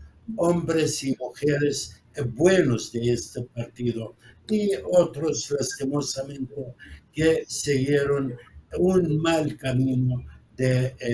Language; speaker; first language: Spanish; non-native, fluent; Arabic